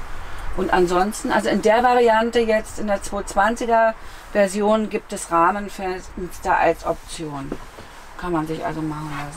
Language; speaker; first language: German; native; German